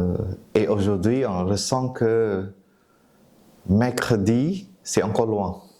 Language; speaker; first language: French; non-native, fluent; Vietnamese